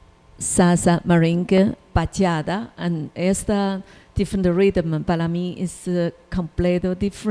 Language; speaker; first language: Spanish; non-native, learner; Chinese